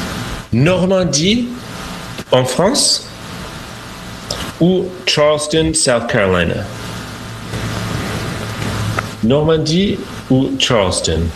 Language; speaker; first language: French; non-native, fluent; English